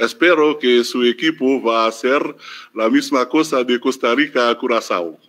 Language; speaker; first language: Spanish; non-native, fluent; Haitian Creole